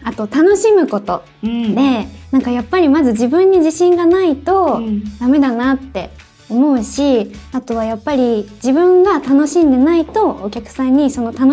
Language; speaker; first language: Japanese; native; Japanese